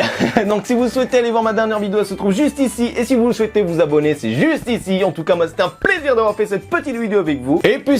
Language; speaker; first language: French; native; French